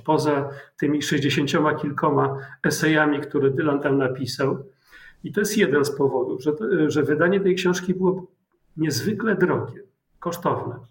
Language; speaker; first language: Polish; native; Polish